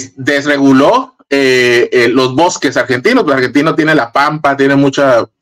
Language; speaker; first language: Spanish; native; Spanish